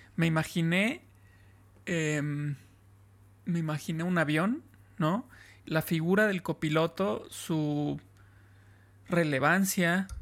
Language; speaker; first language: Spanish; native; Spanish